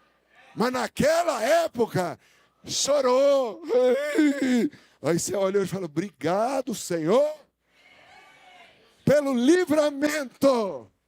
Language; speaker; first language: Portuguese; native; Portuguese